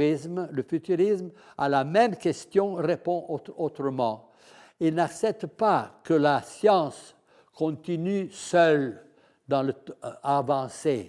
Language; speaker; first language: French; non-native, fluent; Italian